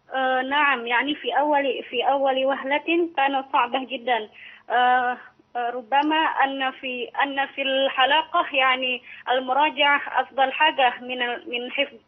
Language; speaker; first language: Arabic; non-native, learner; Indonesian